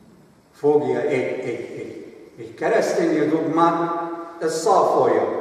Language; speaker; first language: Hungarian; non-native, fluent; Arabic